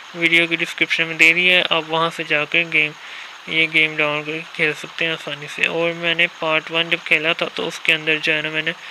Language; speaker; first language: Urdu; non-native, local second language; Punjabi